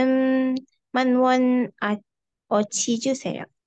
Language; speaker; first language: Korean; non-native, learner; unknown